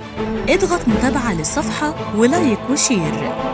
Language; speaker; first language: Arabic; native; Arabic